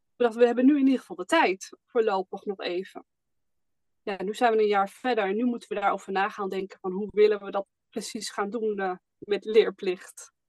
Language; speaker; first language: Dutch; native; Dutch